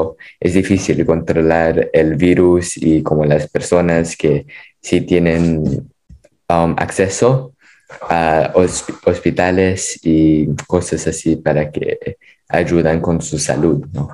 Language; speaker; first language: Spanish; non-native, fluent; English